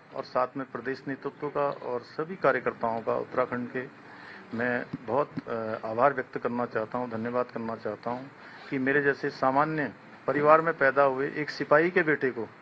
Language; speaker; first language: Hindi; native; Hindi